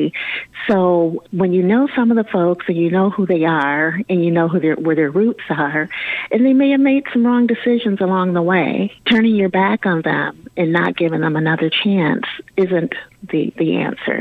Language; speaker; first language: English; native; English